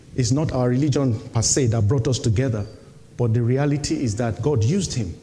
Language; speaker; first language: English; non-native, local second language; Yoruba